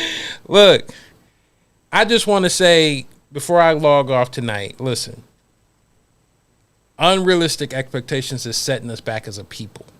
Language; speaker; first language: English; native; English